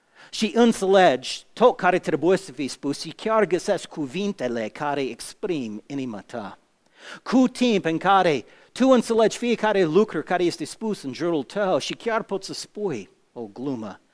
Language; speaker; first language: Romanian; non-native, fluent; English